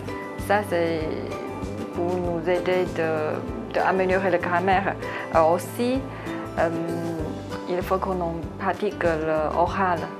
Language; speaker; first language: French; non-native, learner; Chinese